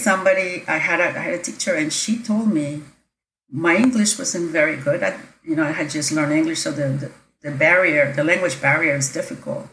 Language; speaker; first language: English; non-native, fluent; Spanish